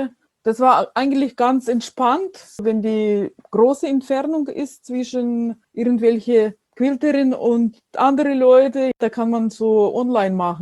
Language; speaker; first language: German; non-native, fluent; Russian